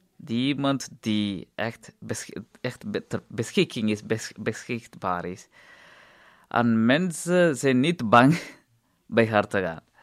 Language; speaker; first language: Dutch; non-native, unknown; Tamil